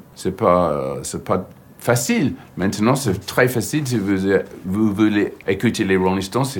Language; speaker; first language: French; non-native, fluent; English